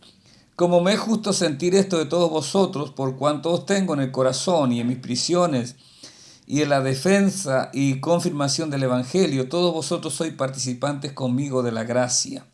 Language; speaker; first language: Spanish; native; Spanish